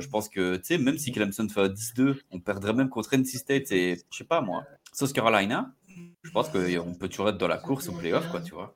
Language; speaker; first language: French; native; French